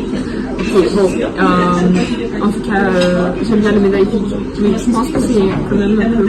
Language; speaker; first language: French; early bilingual, heritage; French